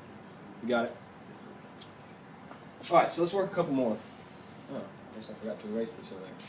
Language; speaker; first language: English; native; English